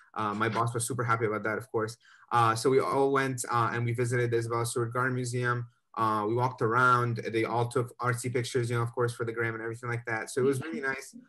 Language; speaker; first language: English; native; English